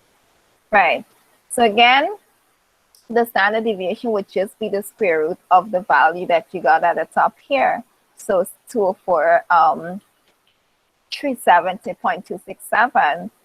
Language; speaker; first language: English; native; English